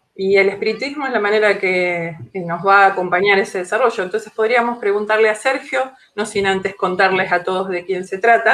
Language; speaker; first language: Spanish; native; Spanish